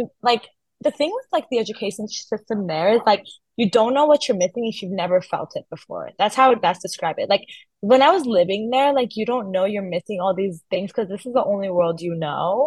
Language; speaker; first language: English; early bilingual, other home language; Persian